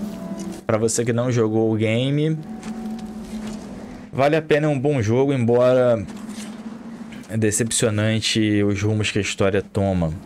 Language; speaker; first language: Portuguese; native; Portuguese